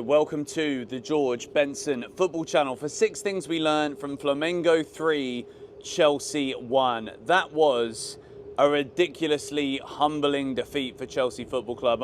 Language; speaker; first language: English; native; English